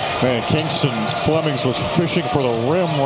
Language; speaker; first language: English; native; English